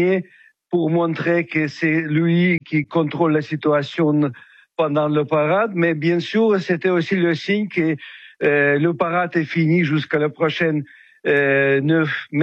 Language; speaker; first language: French; non-native, fluent; Ukrainian